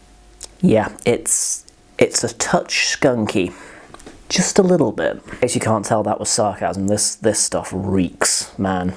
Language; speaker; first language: English; native; English